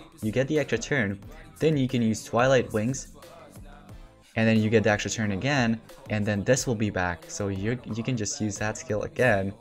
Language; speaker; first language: English; native; English